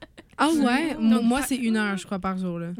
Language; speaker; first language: French; native; French